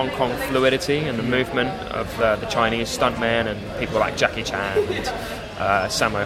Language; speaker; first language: English; native; English